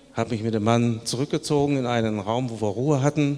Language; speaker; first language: German; native; German